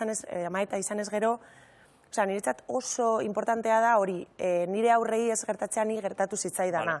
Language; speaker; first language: Basque; non-native, local second language; Spanish